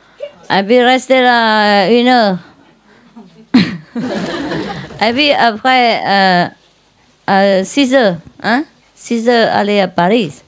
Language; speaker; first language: French; non-native, learner; Vietnamese